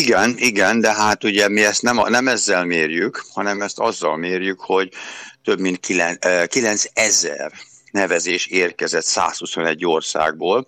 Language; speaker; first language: Hungarian; native; Hungarian